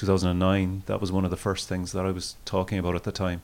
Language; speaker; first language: English; native; English